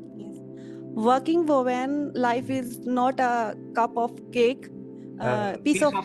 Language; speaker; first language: English; non-native, learner; Punjabi